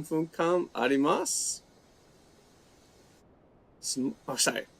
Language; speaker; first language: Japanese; non-native, fluent; English